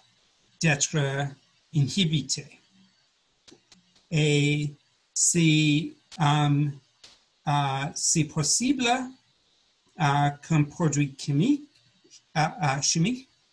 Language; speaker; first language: French; non-native, learner; English